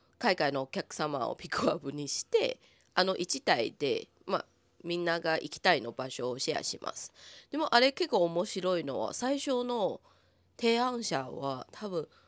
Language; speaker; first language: Japanese; non-native, fluent; Chinese